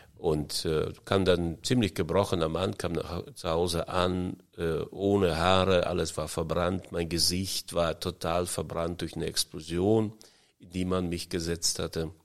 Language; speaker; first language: German; early bilingual, heritage; German